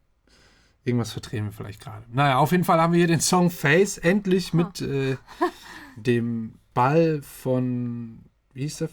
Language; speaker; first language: German; native; German